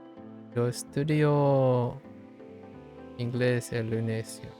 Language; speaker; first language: Spanish; non-native, learner; English